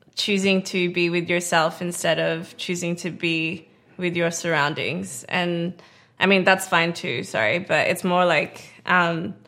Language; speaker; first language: English; native; English